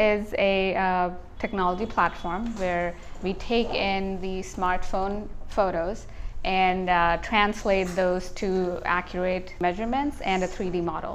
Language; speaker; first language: English; non-native, local second language; Hindi